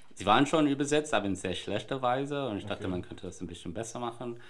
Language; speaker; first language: German; non-native, fluent; English